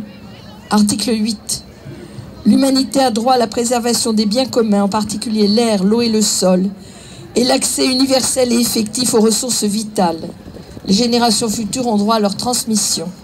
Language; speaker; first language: French; native; French